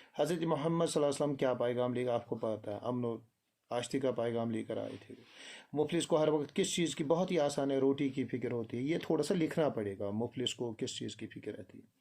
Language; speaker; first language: Urdu; non-native, local second language; Kashmiri